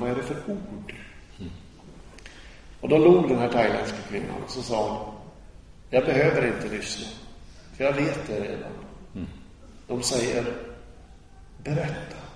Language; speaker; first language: Swedish; native; Swedish